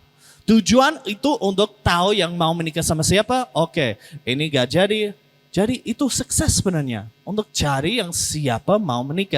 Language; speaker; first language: Indonesian; non-native, learner; English